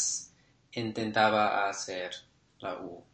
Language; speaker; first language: Spanish; non-native, learner; English